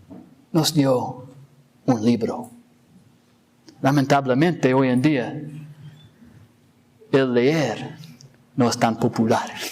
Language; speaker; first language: Spanish; non-native, fluent; English